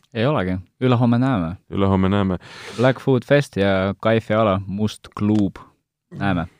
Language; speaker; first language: Estonian; non-native, local second language; Russian